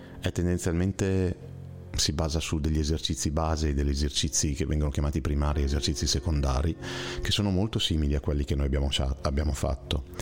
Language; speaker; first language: Italian; native; Italian